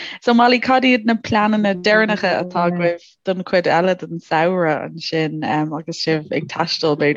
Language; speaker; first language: Irish; native; Irish